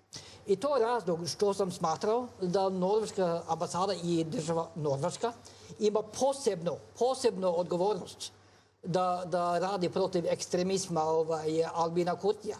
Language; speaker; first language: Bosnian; non-native, fluent; Norwegian